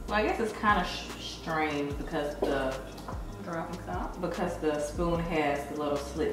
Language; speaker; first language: English; native; English